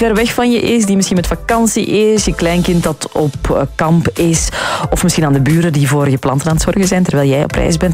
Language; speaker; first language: Dutch; native; Dutch